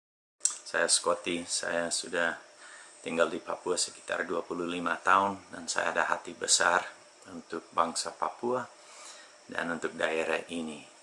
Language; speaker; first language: Indonesian; non-native, fluent; English